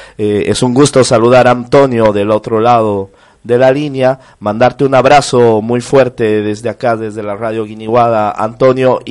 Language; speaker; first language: Spanish; native; Spanish